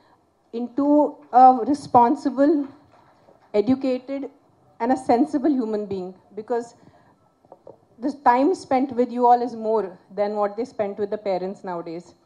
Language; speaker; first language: Telugu; non-native, local second language; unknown